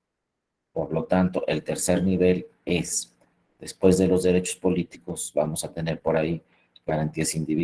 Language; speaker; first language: Spanish; native; Spanish